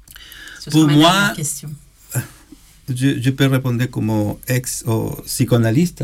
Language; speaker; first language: French; non-native, learner; Spanish